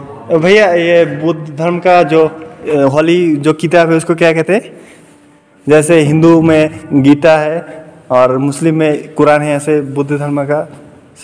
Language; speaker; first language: Hindi; non-native, local second language; Bangla